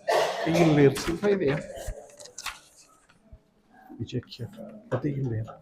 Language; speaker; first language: Welsh; native; Welsh